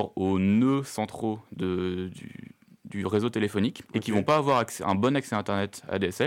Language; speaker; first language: French; native; French